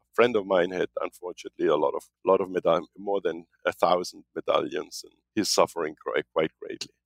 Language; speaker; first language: English; non-native, fluent; German